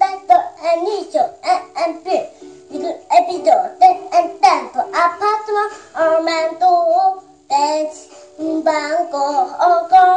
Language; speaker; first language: Spanish; non-native, learner; Korean